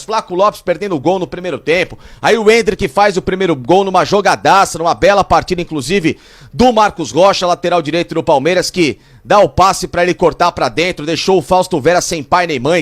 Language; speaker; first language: Portuguese; native; Portuguese